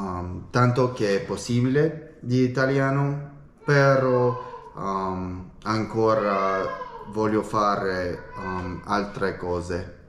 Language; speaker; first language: Italian; non-native, learner; English